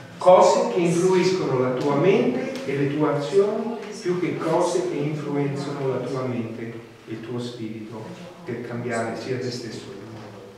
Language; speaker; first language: Italian; non-native, fluent; English